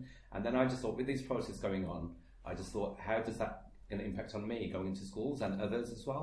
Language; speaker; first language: English; native; English